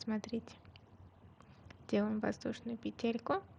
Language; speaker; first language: Russian; native; Russian